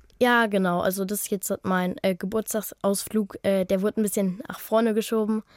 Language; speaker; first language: German; native; German